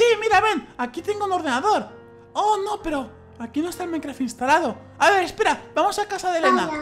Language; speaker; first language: Spanish; native; Spanish